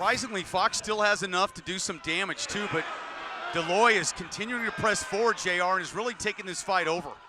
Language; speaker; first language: English; native; English